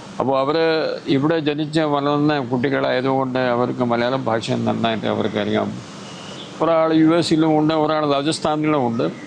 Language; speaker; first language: Malayalam; non-native, fluent; Hindi